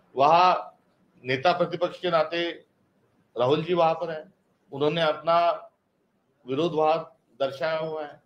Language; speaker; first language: Hindi; non-native, local second language; Marathi